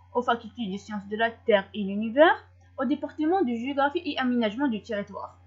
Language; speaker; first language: French; non-native, local second language; Arabic